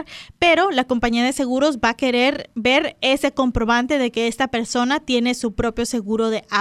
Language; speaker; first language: Spanish; native; Spanish